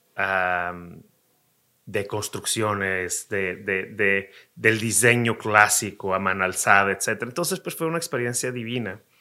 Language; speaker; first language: Spanish; non-native, fluent; Portuguese